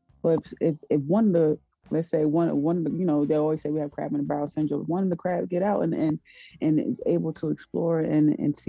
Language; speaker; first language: English; native; English